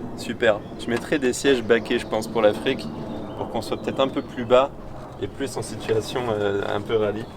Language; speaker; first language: French; native; French